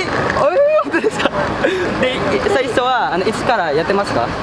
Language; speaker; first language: Japanese; non-native, learner; Indonesian